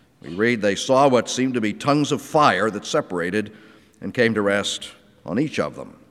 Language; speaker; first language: English; native; English